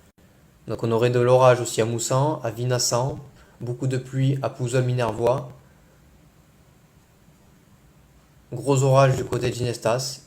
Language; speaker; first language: French; native; French